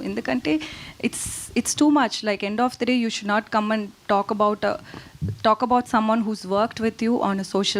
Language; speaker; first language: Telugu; non-native, learner; Tamil